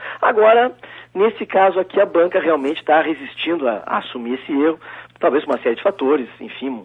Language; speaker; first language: Portuguese; native; Portuguese